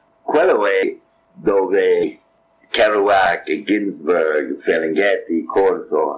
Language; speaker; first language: Italian; non-native, fluent; English